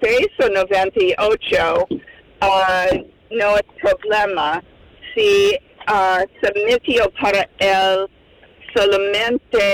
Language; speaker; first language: Spanish; non-native, fluent; English